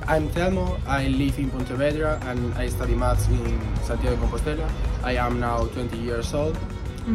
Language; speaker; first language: English; non-native, fluent; Spanish